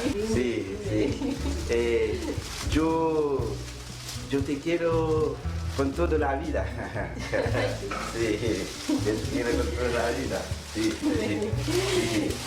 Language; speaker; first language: Spanish; non-native, learner; Haitian Creole